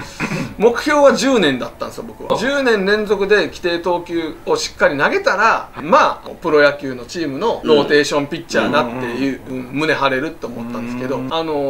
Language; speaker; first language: Japanese; native; Japanese